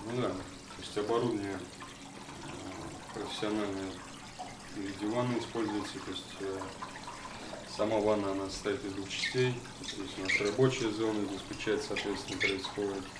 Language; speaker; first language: Russian; native; Russian